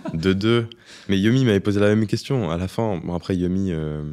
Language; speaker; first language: French; native; French